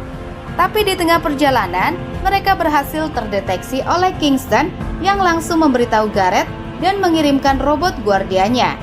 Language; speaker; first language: Indonesian; native; Indonesian